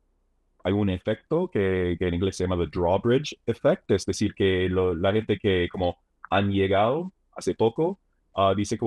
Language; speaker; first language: Spanish; non-native, fluent; English